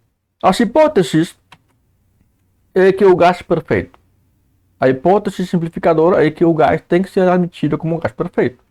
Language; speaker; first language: Portuguese; native; Portuguese